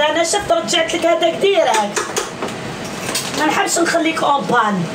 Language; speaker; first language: Arabic; native; Arabic